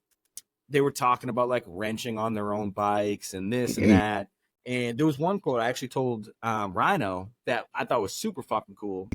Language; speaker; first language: English; native; English